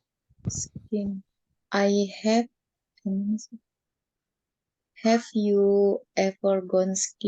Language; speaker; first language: English; non-native, learner; Indonesian